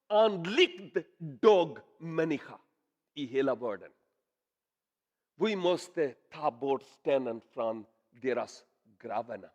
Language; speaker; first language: Swedish; non-native, learner; Urdu